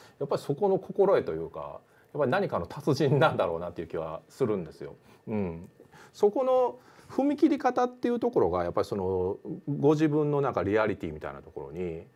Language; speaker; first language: Japanese; native; Japanese